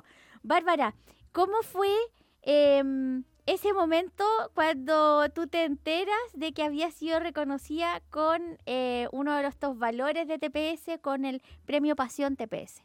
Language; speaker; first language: Spanish; native; Spanish